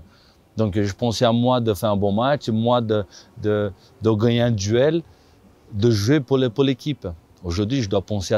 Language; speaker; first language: French; non-native, fluent; Portuguese